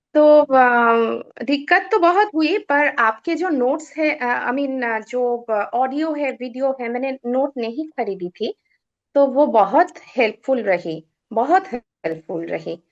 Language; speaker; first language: Hindi; non-native, local second language; Bangla